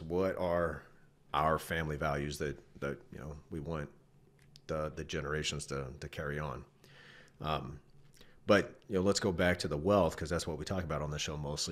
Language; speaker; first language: English; native; English